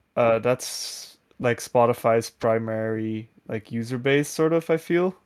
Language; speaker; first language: English; non-native, fluent; Dutch